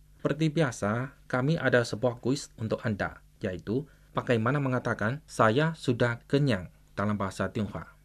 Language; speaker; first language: Indonesian; non-native, fluent; Chinese